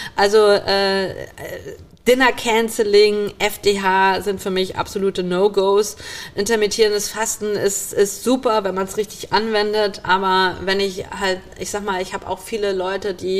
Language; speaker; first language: German; native; German